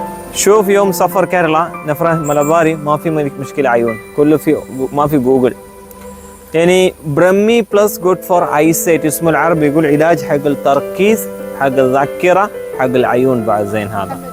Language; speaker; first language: Arabic; non-native, learner; Malayalam